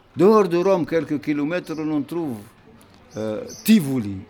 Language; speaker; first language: French; non-native, local second language; Arabic